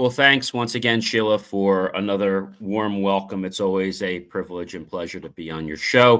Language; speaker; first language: English; native; English